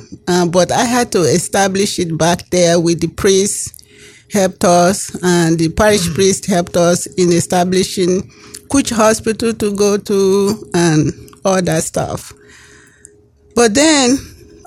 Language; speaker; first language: English; non-native, local second language; Igbo